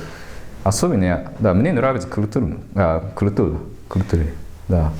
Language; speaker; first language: Russian; non-native, learner; Japanese